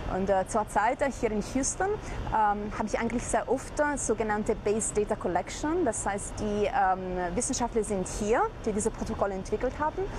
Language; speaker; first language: German; non-native, fluent; Italian